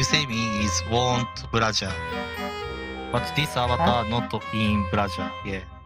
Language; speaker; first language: English; non-native, learner; Japanese